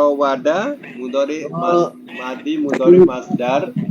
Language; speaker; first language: Arabic; non-native, fluent; Malay